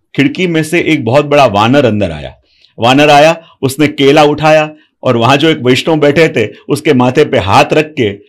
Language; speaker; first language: Hindi; non-native, local second language; Gujarati